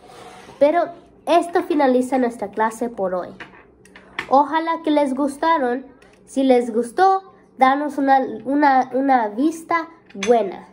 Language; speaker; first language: Spanish; early bilingual, heritage; Spanish